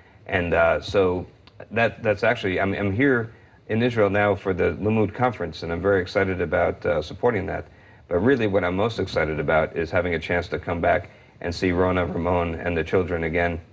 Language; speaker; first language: English; native; English